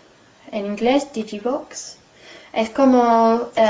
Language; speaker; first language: Spanish; non-native, learner; English